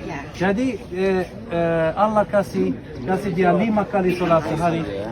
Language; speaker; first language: Indonesian; non-native, fluent; Arabic